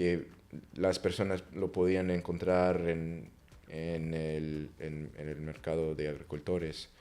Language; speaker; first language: Spanish; non-native, fluent; English